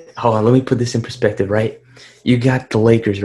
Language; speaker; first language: English; native; English